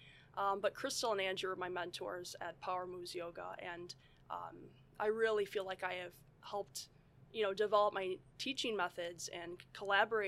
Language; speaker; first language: English; native; English